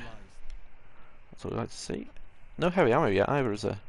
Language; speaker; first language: English; native; English